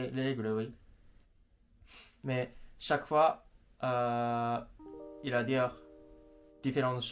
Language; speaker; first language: French; non-native, learner; Japanese